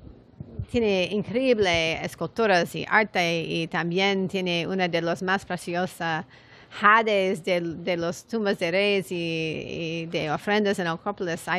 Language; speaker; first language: Spanish; non-native, fluent; English